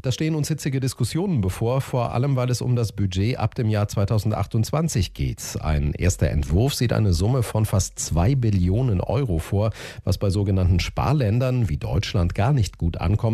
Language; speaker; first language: German; native; German